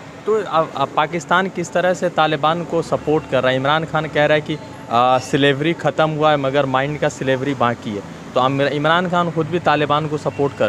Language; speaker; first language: Hindi; native; Hindi